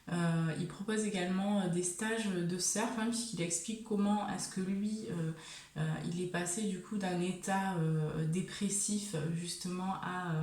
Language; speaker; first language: French; native; French